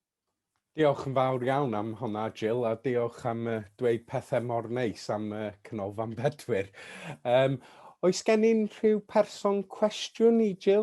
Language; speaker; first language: Welsh; non-native, fluent; English